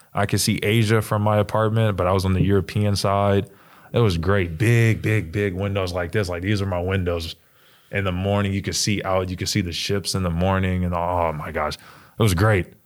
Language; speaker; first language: English; native; English